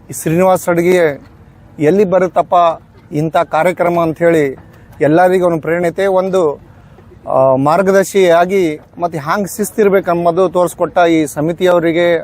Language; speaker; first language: Kannada; native; Kannada